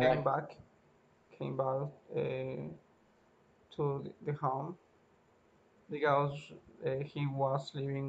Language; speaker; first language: English; non-native, learner; Spanish